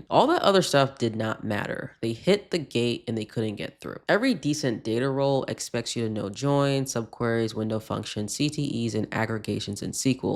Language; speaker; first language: English; native; English